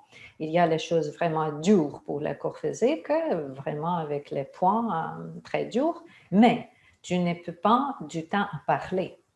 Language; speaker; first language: French; non-native, fluent; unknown